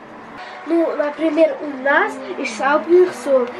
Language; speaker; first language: Russian; early bilingual, heritage; Russian